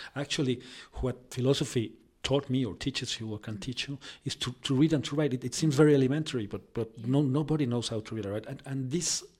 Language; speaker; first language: English; non-native, fluent; Spanish